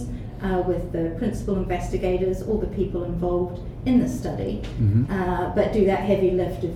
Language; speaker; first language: English; native; English